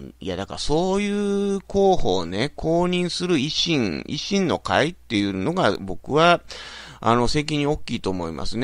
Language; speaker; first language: Japanese; native; Japanese